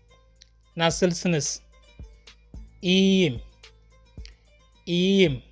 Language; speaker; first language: Turkish; non-native, fluent; Wolof